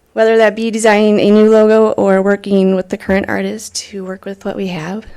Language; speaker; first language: English; native; English